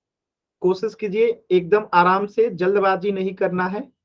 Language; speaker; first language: Hindi; native; Hindi